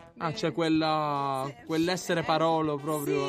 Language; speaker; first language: Italian; native; Italian